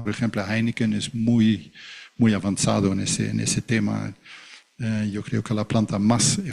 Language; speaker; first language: Spanish; non-native, fluent; Dutch